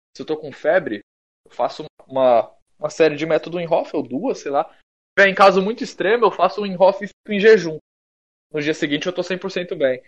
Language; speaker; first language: Portuguese; native; Portuguese